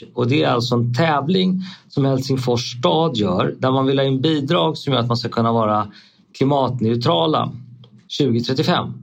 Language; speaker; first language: Swedish; native; Swedish